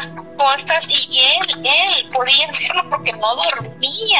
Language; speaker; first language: Spanish; native; Spanish